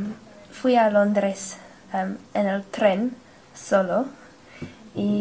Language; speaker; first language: Spanish; non-native, learner; English